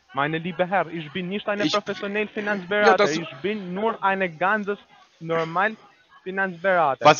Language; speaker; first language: German; non-native, learner; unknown